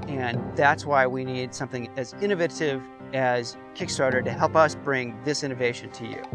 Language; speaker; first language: English; native; English